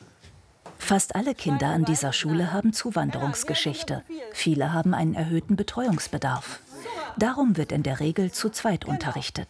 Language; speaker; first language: German; native; German